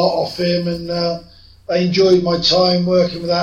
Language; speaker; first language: English; native; English